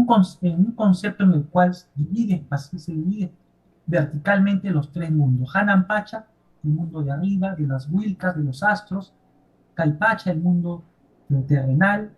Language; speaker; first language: Spanish; native; Spanish